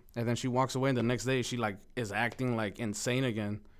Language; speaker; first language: English; early bilingual, other home language; Spanish